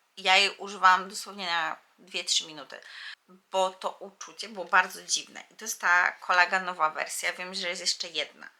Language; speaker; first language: Polish; native; Polish